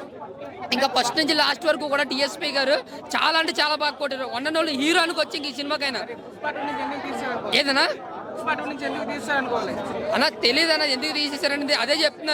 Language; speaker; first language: Telugu; native; Telugu